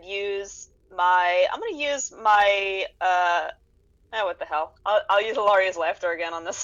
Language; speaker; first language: English; native; English